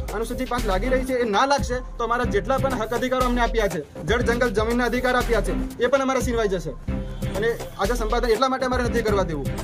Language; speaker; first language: Gujarati; non-native, local second language; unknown